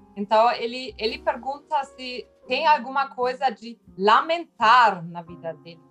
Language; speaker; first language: Portuguese; non-native, fluent; German